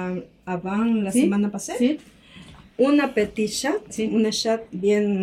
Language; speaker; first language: French; non-native, learner; Spanish